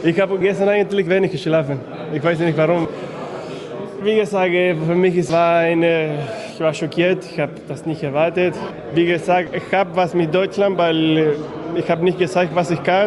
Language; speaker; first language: German; non-native, fluent; Spanish